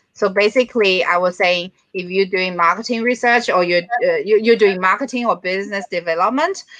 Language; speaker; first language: English; non-native, fluent; Chinese